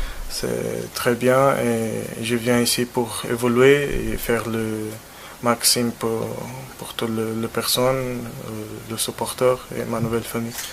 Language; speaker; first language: French; non-native, learner; Portuguese